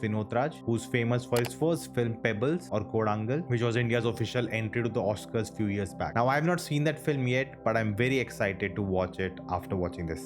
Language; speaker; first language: English; non-native, local second language; Hindi